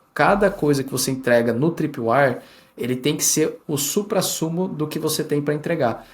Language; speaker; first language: Portuguese; early bilingual, heritage; Portuguese